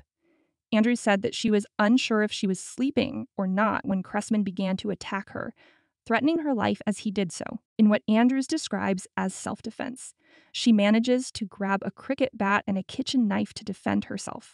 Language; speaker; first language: English; native; English